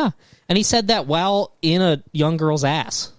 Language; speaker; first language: English; native; English